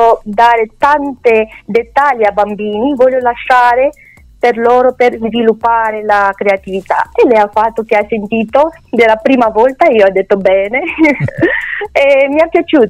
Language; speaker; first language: Italian; non-native, learner; Romanian